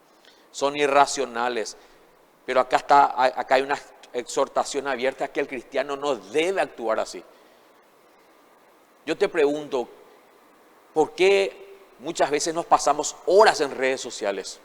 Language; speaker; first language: Spanish; native; Spanish